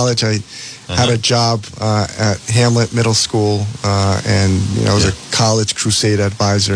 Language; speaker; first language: English; native; English